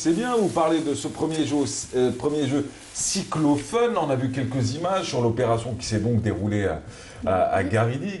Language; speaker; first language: French; non-native, local second language; Arabic